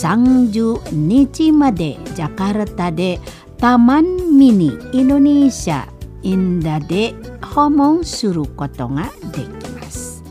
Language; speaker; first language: Japanese; non-native, learner; Indonesian